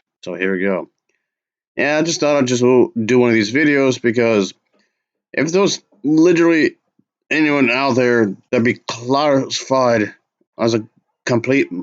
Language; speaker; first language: English; native; English